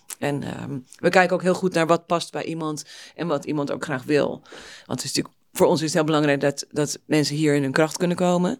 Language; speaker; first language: Dutch; non-native, fluent; English